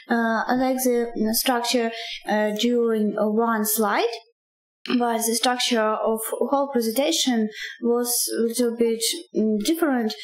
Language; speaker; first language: English; non-native, learner; Russian